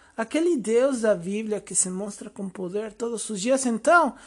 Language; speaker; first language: Portuguese; non-native, fluent; Spanish